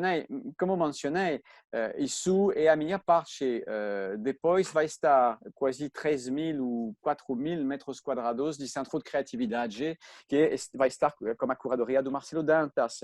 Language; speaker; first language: Portuguese; non-native, fluent; French